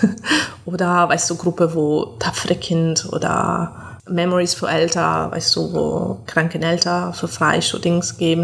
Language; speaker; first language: German; non-native, fluent; Italian